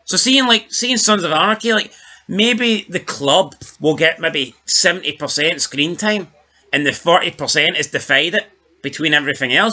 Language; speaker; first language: English; native; English